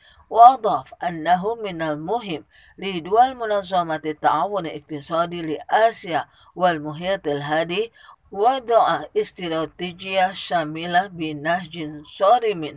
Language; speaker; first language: Arabic; non-native, fluent; Indonesian